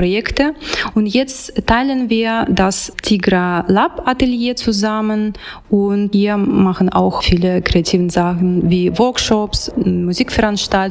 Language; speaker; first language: German; non-native, fluent; Russian